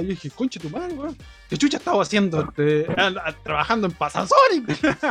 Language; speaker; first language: Spanish; native; Spanish